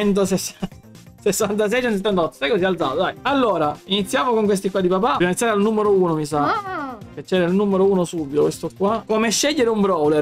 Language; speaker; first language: Italian; native; Italian